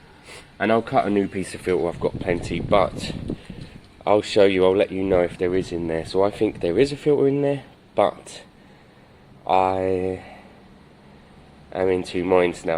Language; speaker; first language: English; native; English